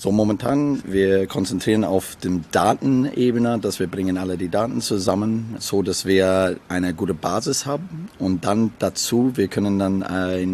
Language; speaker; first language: German; non-native, learner; English